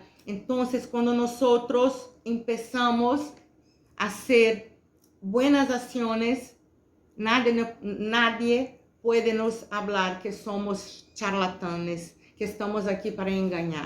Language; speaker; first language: Spanish; non-native, fluent; Portuguese